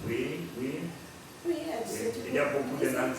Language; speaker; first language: French; non-native, learner; Portuguese